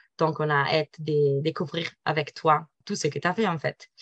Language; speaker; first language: French; non-native, fluent; Italian